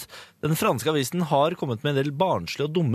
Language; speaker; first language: Norwegian; native; Norwegian